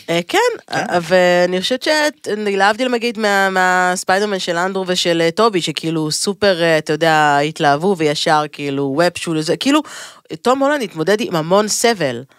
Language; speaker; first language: Hebrew; native; Hebrew